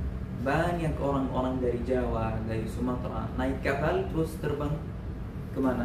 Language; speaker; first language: Indonesian; non-native, learner; Arabic